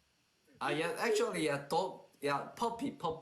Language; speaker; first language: English; non-native, learner; Korean